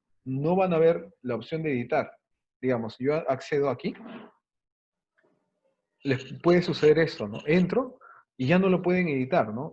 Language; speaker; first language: Spanish; native; Spanish